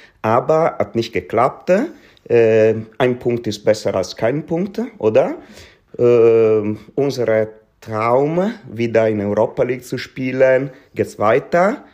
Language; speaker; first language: German; non-native, fluent; Italian